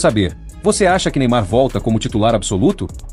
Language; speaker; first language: Portuguese; native; Portuguese